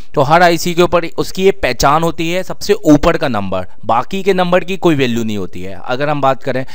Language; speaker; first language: Hindi; native; Hindi